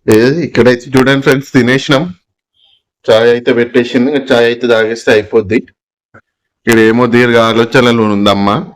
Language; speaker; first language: Telugu; non-native, local second language; Urdu